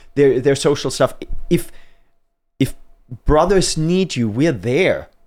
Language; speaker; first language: English; non-native, fluent; German